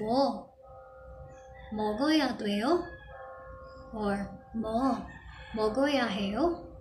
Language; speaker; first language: Korean; non-native, fluent; Filipino